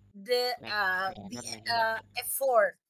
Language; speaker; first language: English; non-native, fluent; Indonesian